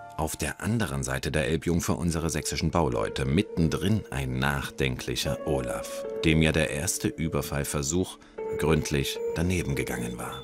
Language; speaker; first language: German; native; German